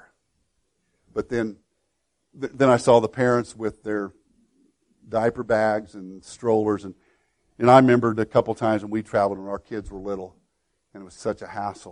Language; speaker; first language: English; native; English